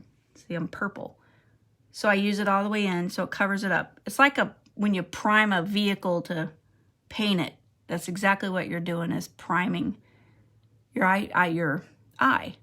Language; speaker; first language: English; native; English